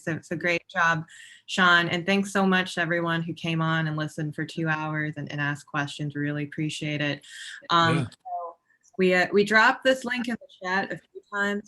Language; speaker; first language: English; native; English